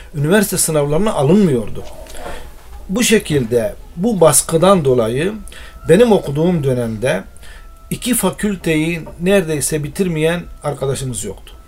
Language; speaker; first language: Turkish; non-native, local second language; Arabic